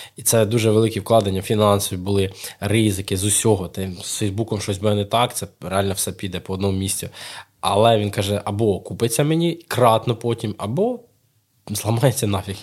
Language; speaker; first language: Ukrainian; non-native, local second language; Russian